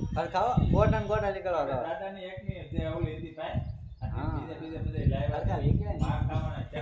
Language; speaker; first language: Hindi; non-native, local second language; Gujarati